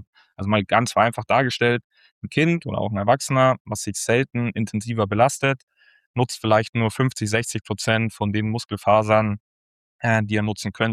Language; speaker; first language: German; native; German